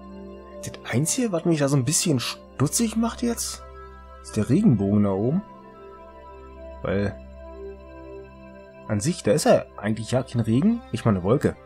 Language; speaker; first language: German; native; German